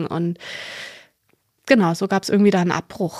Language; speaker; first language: German; native; German